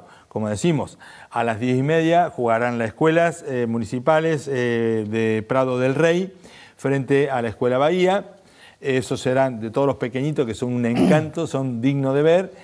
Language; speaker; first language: Spanish; native; Spanish